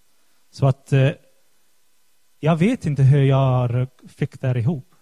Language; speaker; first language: Swedish; non-native, fluent; English